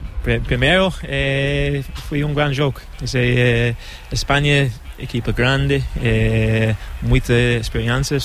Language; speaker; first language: Spanish; non-native, learner; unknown